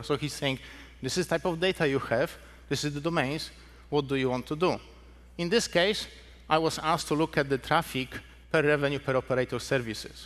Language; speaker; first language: English; non-native, fluent; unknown